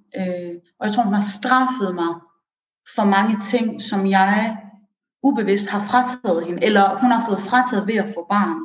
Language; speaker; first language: Danish; early bilingual, other home language; Persian